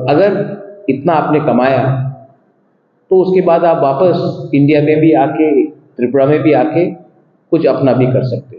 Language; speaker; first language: Hindi; non-native, local second language; Kok Borok